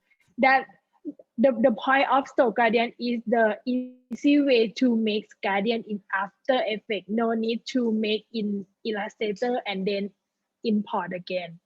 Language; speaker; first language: English; non-native, learner; Thai